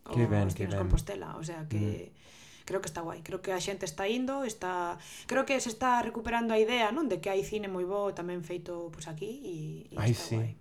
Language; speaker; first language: Galician; non-native, local second language; Spanish